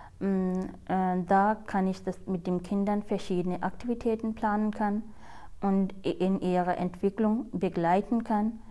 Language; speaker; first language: German; non-native, fluent; Urdu